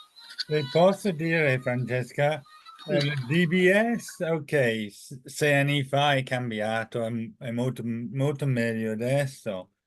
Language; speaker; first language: Italian; non-native, fluent; English